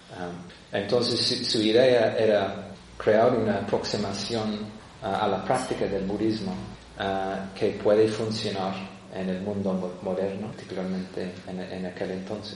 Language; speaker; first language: Spanish; non-native, fluent; English